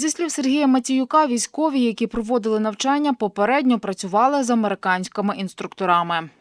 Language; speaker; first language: Ukrainian; native; Ukrainian